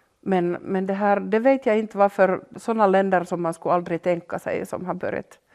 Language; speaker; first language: Swedish; non-native, local second language; Finnish